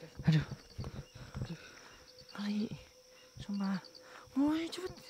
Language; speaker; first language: Indonesian; native; Indonesian